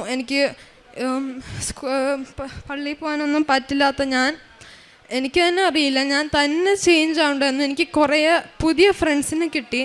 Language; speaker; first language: Malayalam; early bilingual, heritage; Malayalam